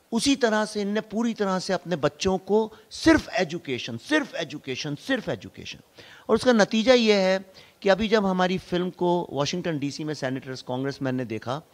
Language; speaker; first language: Hindi; native; Hindi